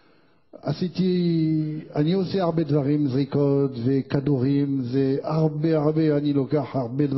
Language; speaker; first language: Hebrew; non-native, learner; French